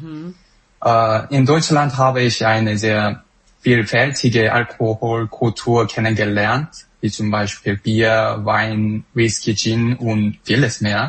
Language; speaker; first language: German; non-native, fluent; Korean